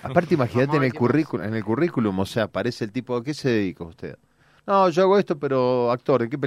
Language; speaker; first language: Spanish; native; Spanish